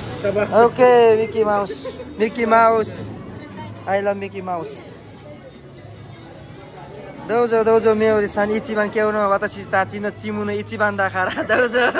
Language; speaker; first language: Japanese; non-native, learner; Nepali